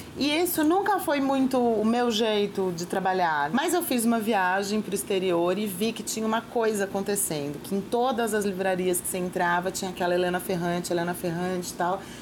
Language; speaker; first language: Portuguese; native; Portuguese